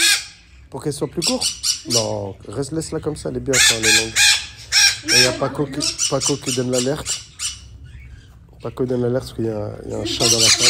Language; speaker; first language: French; native; French